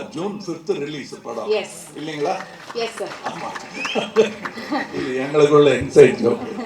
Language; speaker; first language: Tamil; native; Tamil